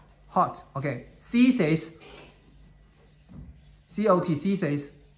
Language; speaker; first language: English; non-native, fluent; Chinese